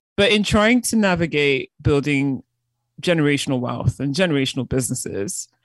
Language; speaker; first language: English; early bilingual, other home language; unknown